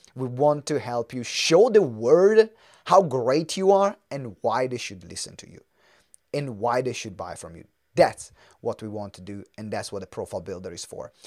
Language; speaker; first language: English; non-native, fluent; Italian